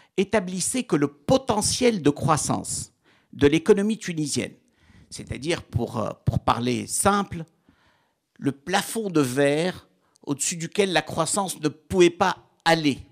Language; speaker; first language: French; non-native, local second language; Arabic